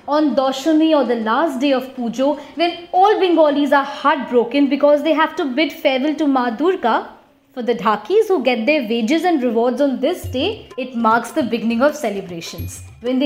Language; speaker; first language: English; non-native, local second language; Bangla